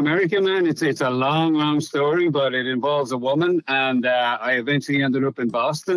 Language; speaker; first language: English; native; English